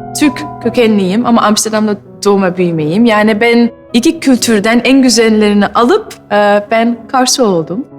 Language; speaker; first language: Turkish; early bilingual, heritage; Turkish